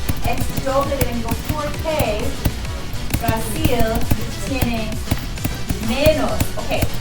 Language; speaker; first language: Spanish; non-native, learner; English